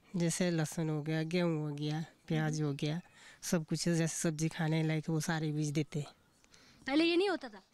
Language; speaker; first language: Hindi; native; Hindi